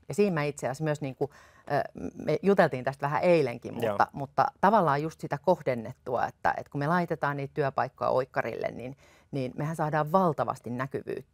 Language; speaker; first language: Finnish; native; Finnish